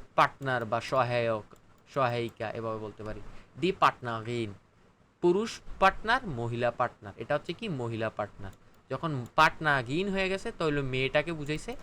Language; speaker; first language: Bangla; native; Bangla